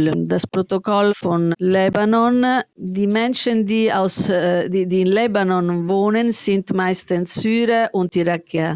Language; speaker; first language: German; non-native, fluent; Italian